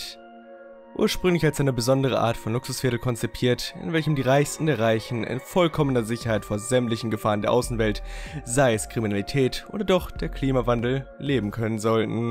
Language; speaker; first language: German; native; German